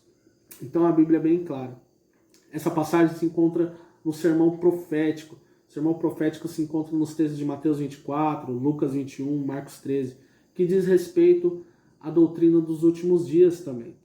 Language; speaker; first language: Portuguese; native; Portuguese